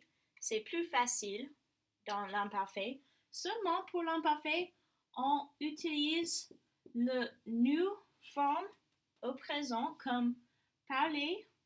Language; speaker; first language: French; non-native, fluent; English